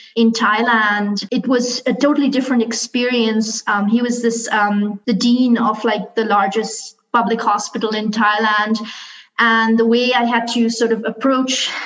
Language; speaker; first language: English; non-native, local second language; Urdu